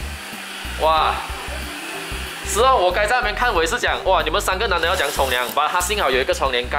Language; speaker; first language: Chinese; native; Chinese